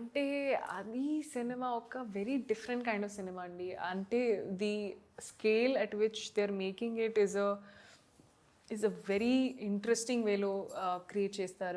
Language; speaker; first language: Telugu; non-native, local second language; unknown